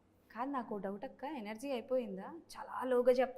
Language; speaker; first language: Telugu; native; Telugu